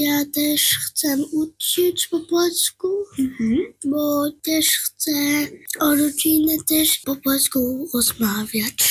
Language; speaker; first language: Polish; early bilingual, heritage; Polish